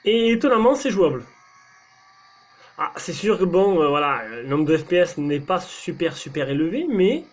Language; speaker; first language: French; native; French